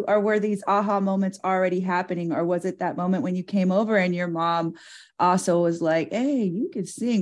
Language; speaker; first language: English; native; English